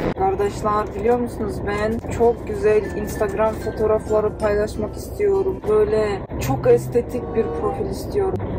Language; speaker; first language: Turkish; non-native, fluent; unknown